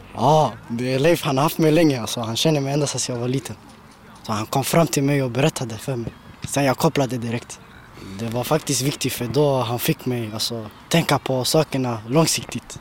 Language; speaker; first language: Swedish; early bilingual, other home language; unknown